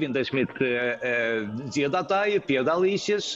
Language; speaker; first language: Latvian; non-native, fluent; Swedish